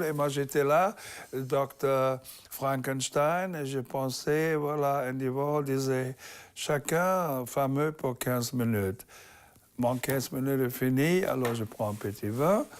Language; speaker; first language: French; non-native, learner; German